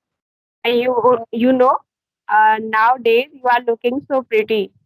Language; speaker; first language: English; non-native, learner; Hindi